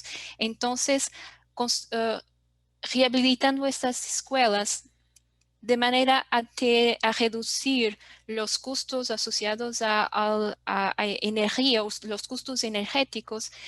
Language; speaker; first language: Spanish; non-native, fluent; Portuguese